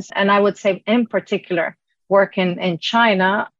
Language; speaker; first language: English; non-native, fluent; Spanish